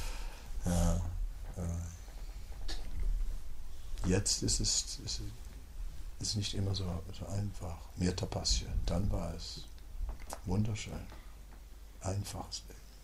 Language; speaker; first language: German; non-native, fluent; Dutch